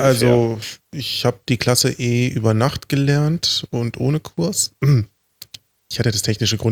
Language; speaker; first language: German; native; German